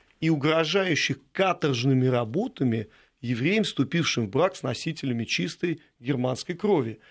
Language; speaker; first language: Russian; native; Russian